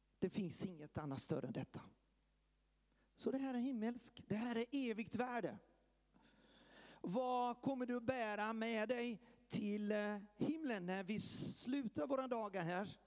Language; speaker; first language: Swedish; early bilingual, heritage; Swedish